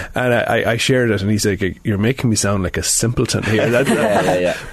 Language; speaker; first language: English; native; English